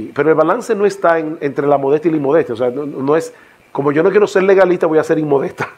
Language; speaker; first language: Spanish; native; Spanish